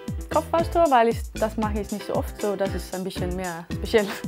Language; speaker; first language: German; non-native, learner; Danish